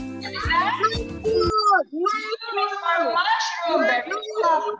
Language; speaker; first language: English; non-native, learner; Indonesian